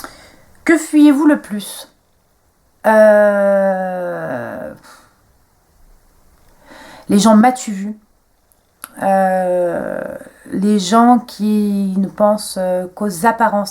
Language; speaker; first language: French; native; French